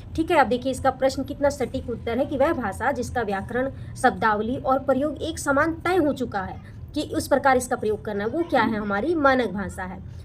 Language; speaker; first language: Hindi; native; Hindi